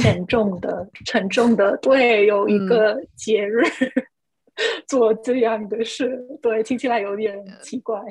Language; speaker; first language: Chinese; non-native, fluent; English